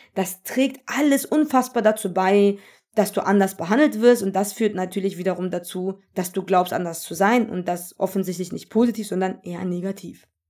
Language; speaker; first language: German; early bilingual, other home language; Turkish